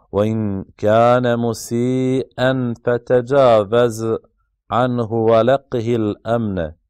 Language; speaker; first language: Arabic; non-native, fluent; Bosnian